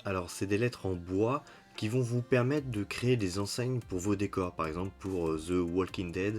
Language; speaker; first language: French; native; French